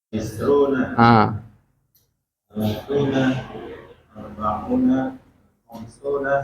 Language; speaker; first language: Arabic; non-native, learner; Indonesian